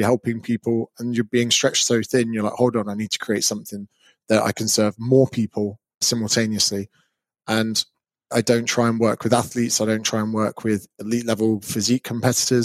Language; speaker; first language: English; native; English